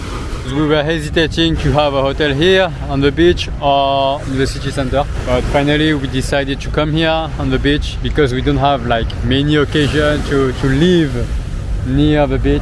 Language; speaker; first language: English; non-native, fluent; French